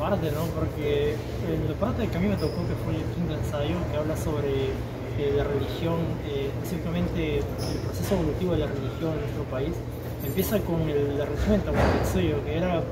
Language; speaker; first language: Spanish; native; Spanish